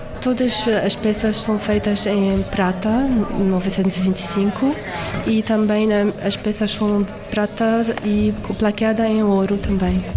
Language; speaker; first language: Portuguese; non-native, fluent; Arabic